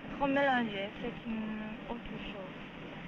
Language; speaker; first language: French; non-native, learner; Japanese